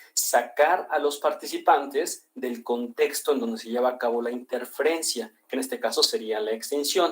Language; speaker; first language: Spanish; native; Spanish